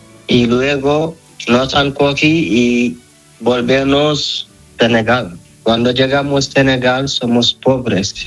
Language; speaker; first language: Spanish; non-native, learner; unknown